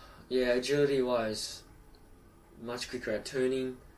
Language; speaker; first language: English; early bilingual, other home language; Japanese